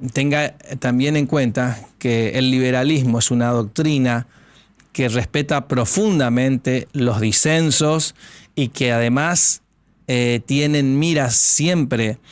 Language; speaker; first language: Spanish; native; Spanish